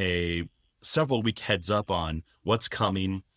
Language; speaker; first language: English; native; English